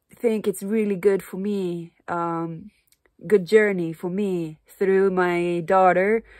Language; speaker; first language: English; non-native, fluent; Japanese